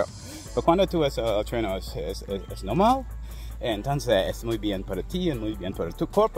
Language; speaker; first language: Spanish; non-native, learner; English